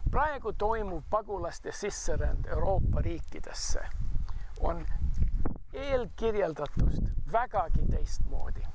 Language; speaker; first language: Estonian; early bilingual, heritage; Estonian